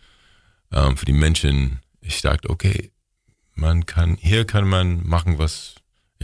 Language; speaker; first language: German; non-native, learner; English